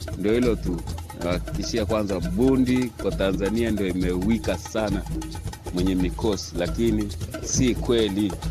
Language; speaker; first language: Swahili; native; Swahili